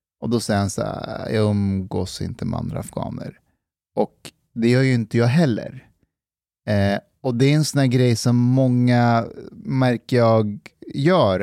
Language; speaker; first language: Swedish; native; Swedish